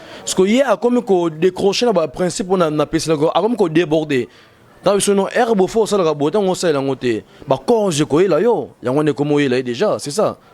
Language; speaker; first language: Lingala; native; Lingala